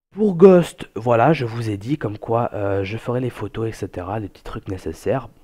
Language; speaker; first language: French; native; French